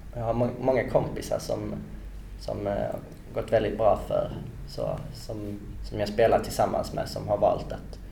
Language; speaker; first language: Swedish; native; Swedish